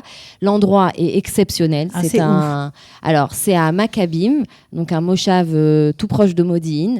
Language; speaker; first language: French; native; French